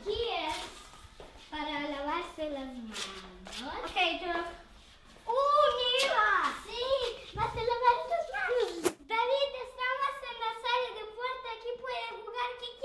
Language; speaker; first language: Spanish; non-native, learner; Lithuanian